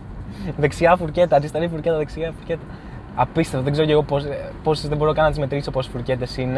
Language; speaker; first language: Greek; native; Greek